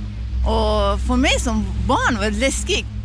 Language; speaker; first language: Swedish; non-native, fluent; Persian